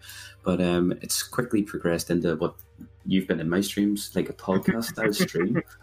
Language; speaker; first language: English; native; English